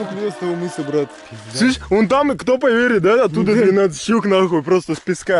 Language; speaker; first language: Russian; native; Russian